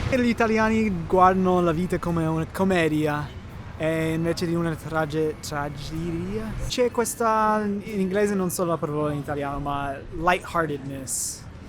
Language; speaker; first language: Italian; non-native, fluent; English